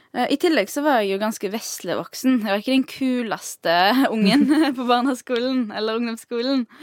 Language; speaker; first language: Norwegian; early bilingual, other home language; Arabic